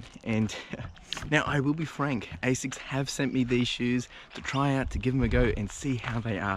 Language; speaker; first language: English; native; English